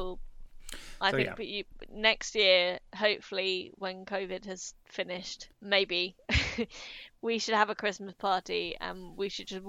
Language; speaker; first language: English; native; English